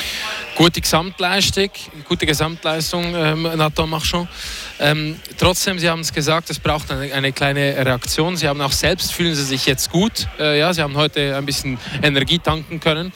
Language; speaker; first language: German; native; German